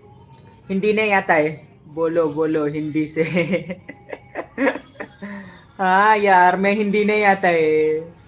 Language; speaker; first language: Hindi; non-native, local second language; Khasi